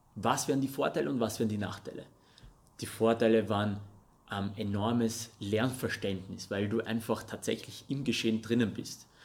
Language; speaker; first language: German; non-native, fluent; Russian